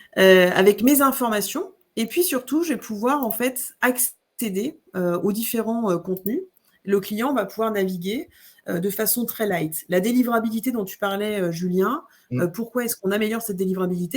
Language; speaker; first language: French; native; French